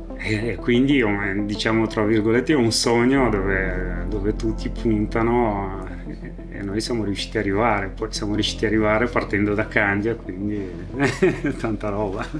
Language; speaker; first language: Italian; non-native, fluent; Romanian